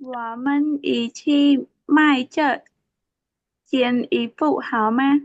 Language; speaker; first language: Chinese; non-native, learner; Khmer